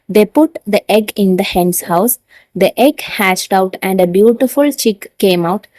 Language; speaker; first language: English; non-native, local second language; Malayalam